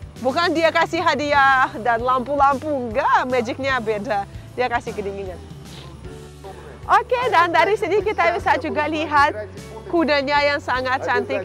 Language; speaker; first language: Indonesian; non-native, fluent; Russian